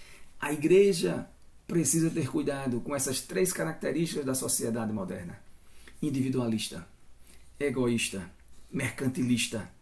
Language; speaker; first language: Portuguese; native; Portuguese